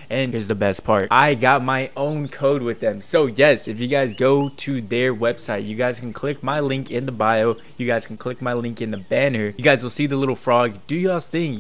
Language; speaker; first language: English; native; English